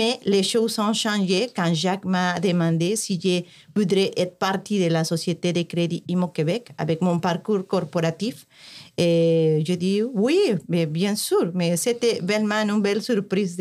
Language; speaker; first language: French; non-native, fluent; Spanish